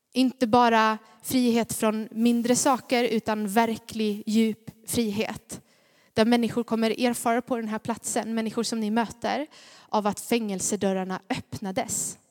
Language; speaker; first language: Swedish; native; Swedish